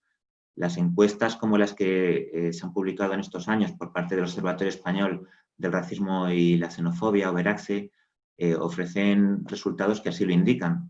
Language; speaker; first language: Spanish; native; Spanish